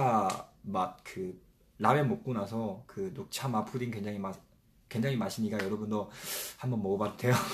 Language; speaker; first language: Korean; non-native, fluent; Chinese